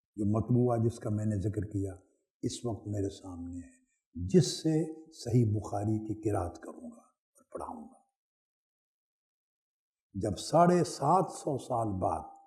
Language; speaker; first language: Urdu; non-native, local second language; Punjabi